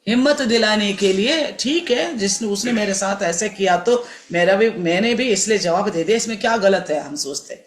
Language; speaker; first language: Hindi; non-native, local second language; Telugu